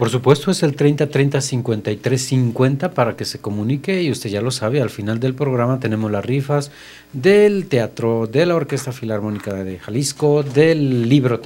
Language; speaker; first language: Spanish; native; Spanish